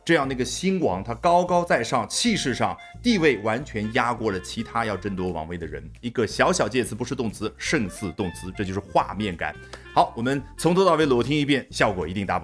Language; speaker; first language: Chinese; native; Chinese